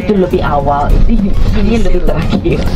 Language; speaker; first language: Indonesian; non-native, fluent; Korean